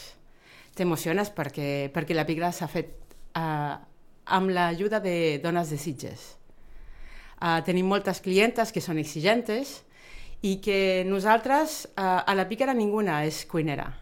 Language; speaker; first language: Catalan; non-native, fluent; Spanish